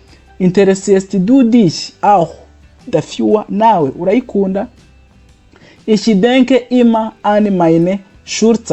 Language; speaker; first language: German; non-native, fluent; Kinyarwanda